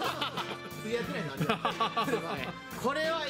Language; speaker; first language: Japanese; native; Japanese